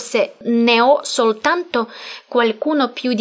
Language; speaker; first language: Italian; non-native, fluent; Russian